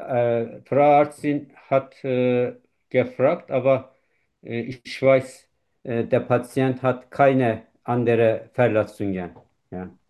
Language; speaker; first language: German; non-native, learner; Turkish